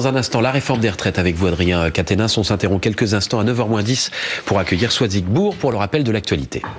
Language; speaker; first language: French; native; French